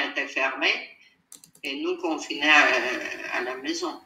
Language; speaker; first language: French; non-native, fluent; Armenian